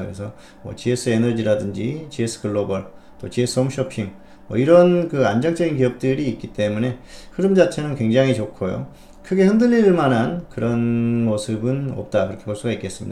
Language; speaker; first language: Korean; native; Korean